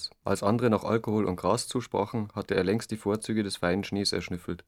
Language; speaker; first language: German; native; German